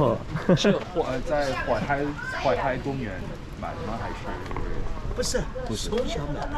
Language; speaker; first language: Chinese; non-native, fluent; English